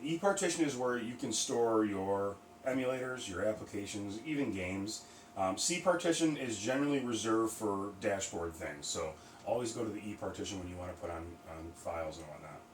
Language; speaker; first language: English; native; English